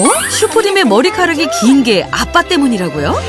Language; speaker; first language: Korean; native; Korean